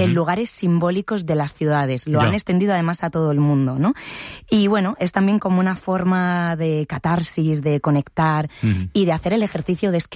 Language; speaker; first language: Spanish; native; Spanish